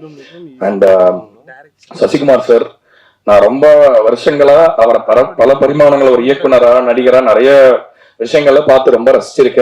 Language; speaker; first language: Tamil; native; Tamil